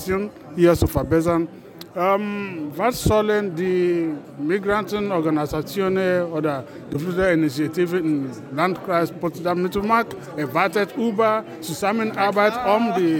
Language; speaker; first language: German; non-native, fluent; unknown